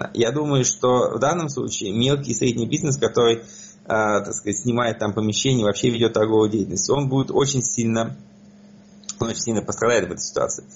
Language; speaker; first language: Russian; native; Russian